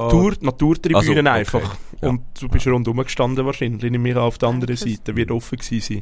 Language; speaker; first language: German; native; German